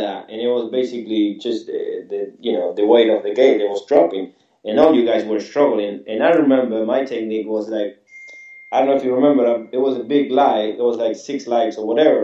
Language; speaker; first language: English; non-native, fluent; Spanish